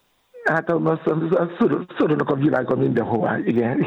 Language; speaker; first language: Hungarian; non-native, fluent; Yoruba